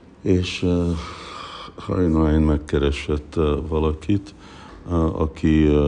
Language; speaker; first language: Hungarian; early bilingual, heritage; Hungarian